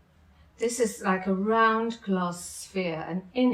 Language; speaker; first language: English; native; English